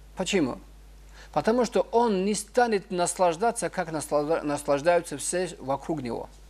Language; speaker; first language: Russian; non-native, local second language; Avaric